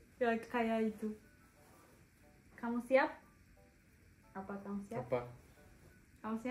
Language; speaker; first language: Indonesian; non-native, learner; Turkish